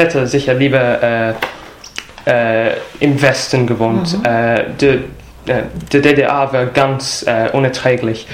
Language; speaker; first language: German; non-native, fluent; English